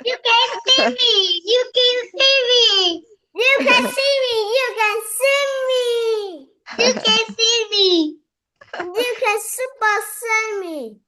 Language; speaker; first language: English; non-native, learner; Vietnamese